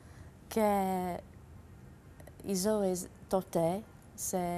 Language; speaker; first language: Greek; non-native, learner; English